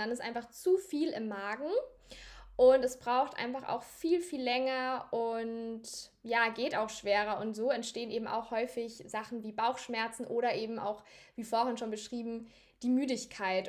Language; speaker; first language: German; native; German